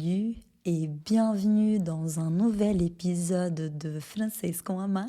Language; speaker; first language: French; non-native, fluent; Portuguese